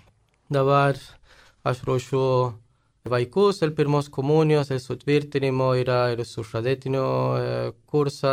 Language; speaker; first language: Lithuanian; non-native, fluent; Spanish